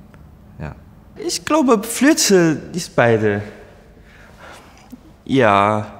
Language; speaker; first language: German; non-native, learner; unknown